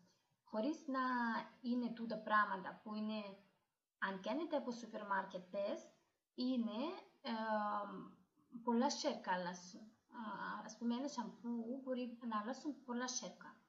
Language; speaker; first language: Greek; non-native, learner; Russian